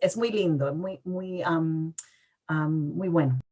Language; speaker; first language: Spanish; early bilingual, heritage; English